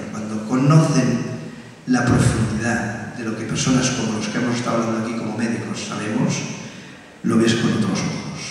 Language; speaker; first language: Spanish; native; Spanish